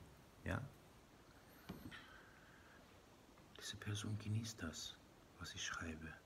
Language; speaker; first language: German; non-native, learner; Persian